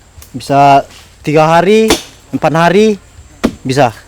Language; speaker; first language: Indonesian; non-native, local second language; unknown